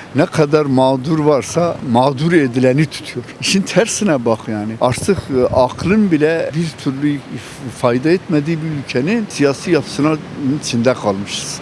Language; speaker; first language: Turkish; native; Turkish